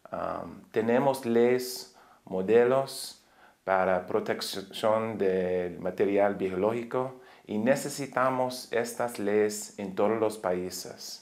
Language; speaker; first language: Spanish; non-native, learner; English